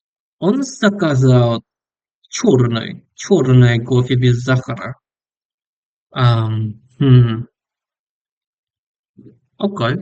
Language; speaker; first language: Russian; non-native, learner; English